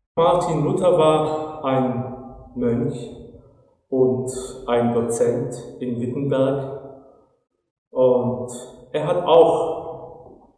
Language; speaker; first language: German; non-native, fluent; Turkish